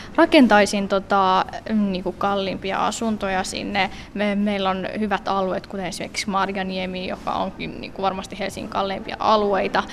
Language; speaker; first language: Finnish; early bilingual, other home language; Somali